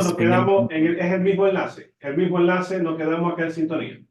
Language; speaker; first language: Spanish; native; Spanish